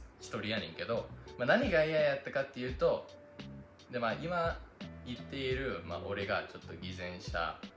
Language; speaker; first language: Japanese; non-native, fluent; English